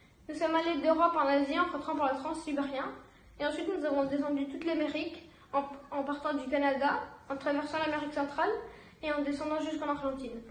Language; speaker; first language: French; native; French